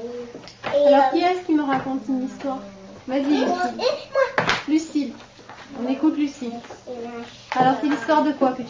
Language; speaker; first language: French; native; French